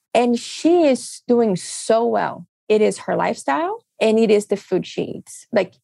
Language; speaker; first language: English; non-native, fluent; Portuguese